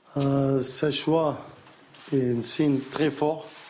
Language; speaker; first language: French; non-native, learner; Arabic